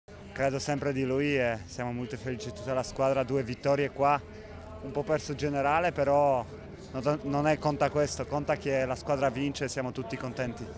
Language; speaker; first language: Italian; non-native, fluent; Polish